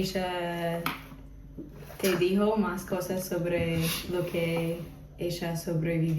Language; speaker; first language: Spanish; non-native, fluent; English